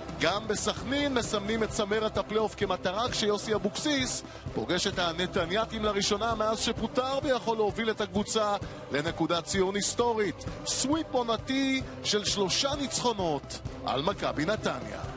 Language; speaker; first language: Hebrew; native; Hebrew